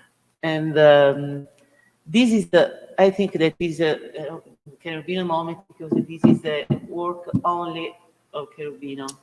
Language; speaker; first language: English; non-native, learner; Italian